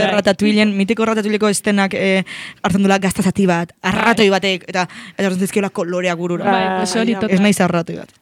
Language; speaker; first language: Basque; non-native, local second language; Spanish